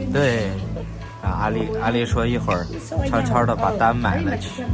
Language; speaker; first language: Chinese; native; Chinese